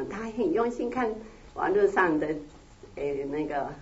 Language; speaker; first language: Chinese; native; Chinese